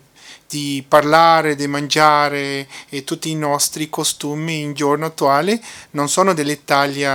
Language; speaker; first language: Italian; non-native, fluent; Portuguese